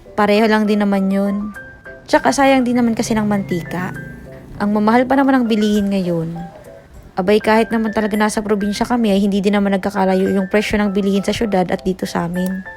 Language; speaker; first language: Filipino; non-native, local second language; Bikol